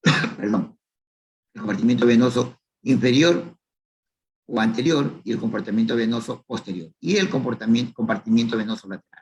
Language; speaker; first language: Spanish; native; Spanish